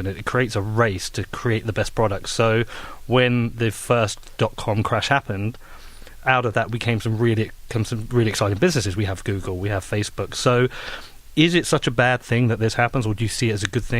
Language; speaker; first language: English; native; English